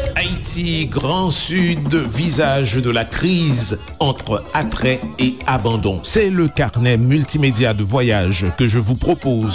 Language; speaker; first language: French; non-native, local second language; Haitian Creole